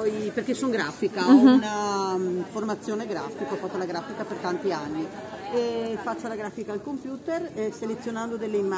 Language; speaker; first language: Italian; native; Italian